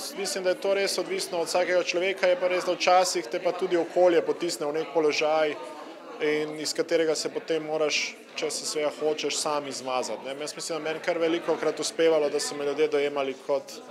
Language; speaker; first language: Slovenian; non-native, local second language; Serbian